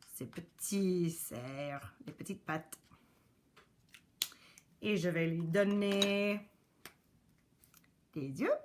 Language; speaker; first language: French; non-native, local second language; English